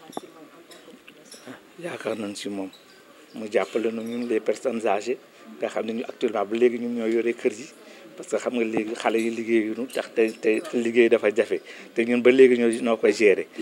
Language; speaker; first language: Wolof; native; Wolof